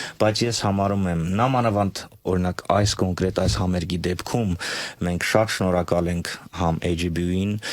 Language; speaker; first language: Armenian; native; Armenian